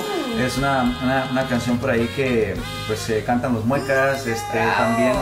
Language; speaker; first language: Spanish; native; Spanish